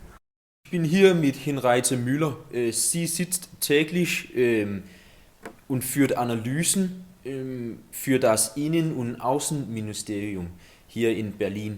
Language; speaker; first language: German; non-native, learner; Danish